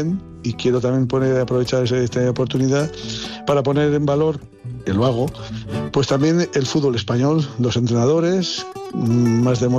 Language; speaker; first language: Spanish; native; Spanish